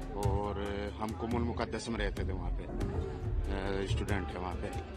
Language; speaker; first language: Hindi; native; Hindi